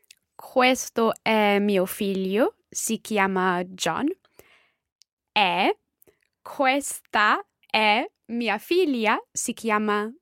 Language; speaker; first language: Italian; non-native, learner; English